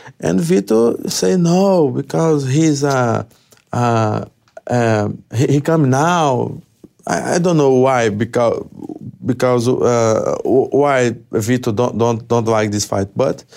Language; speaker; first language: English; non-native, learner; Portuguese